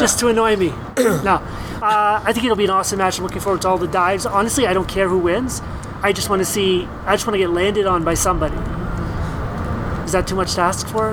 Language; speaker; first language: English; native; English